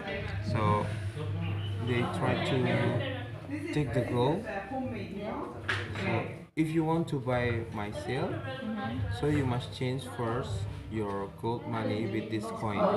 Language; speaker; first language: English; non-native, learner; Indonesian